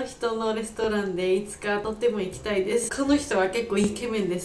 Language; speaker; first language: Japanese; non-native, learner; Georgian